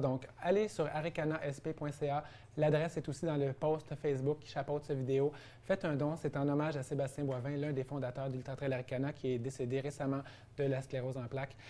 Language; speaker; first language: French; native; French